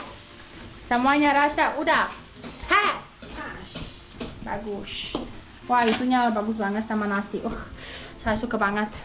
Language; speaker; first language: Indonesian; non-native, learner; Serbian